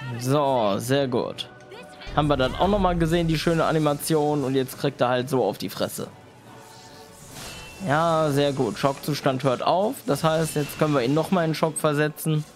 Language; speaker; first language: German; native; German